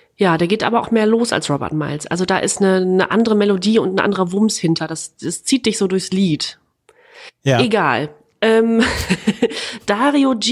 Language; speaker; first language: German; native; German